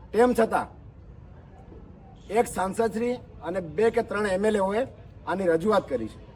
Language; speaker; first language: Gujarati; non-native, local second language; Bhili